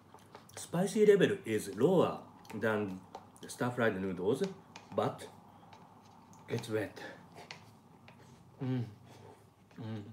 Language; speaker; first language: English; non-native, learner; Japanese